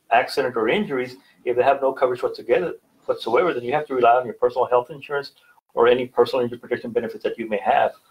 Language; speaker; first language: English; native; English